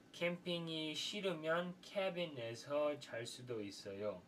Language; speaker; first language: Korean; non-native, fluent; English